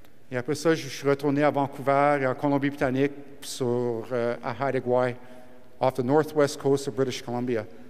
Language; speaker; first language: French; early bilingual, heritage; French